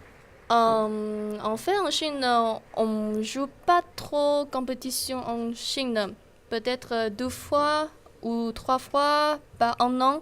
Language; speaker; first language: French; non-native, learner; Chinese